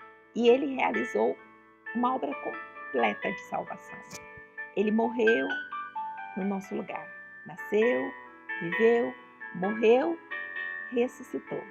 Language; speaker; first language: Portuguese; native; Portuguese